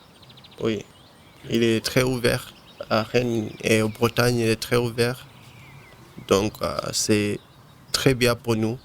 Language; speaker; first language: French; non-native, learner; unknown